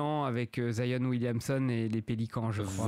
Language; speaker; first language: French; native; French